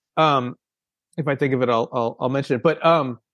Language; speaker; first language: English; native; English